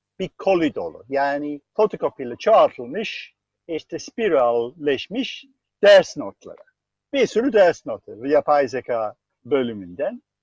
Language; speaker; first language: Turkish; non-native, fluent; English